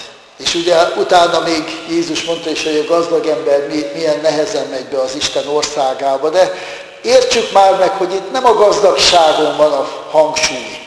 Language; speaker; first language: Hungarian; native; Hungarian